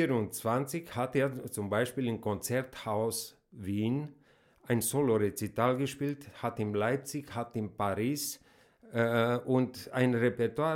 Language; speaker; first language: German; non-native, fluent; Romanian